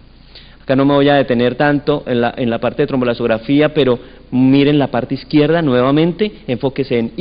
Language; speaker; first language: Spanish; native; Spanish